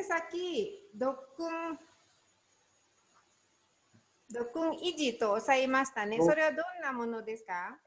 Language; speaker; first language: Japanese; non-native, learner; Indonesian